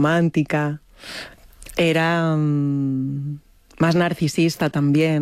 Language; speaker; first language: Spanish; native; Spanish